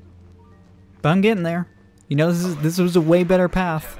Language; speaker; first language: English; native; English